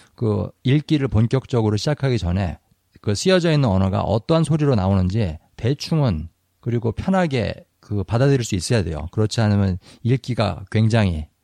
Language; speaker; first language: Korean; native; Korean